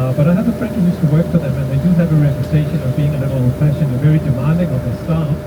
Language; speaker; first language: English; non-native, fluent; Danish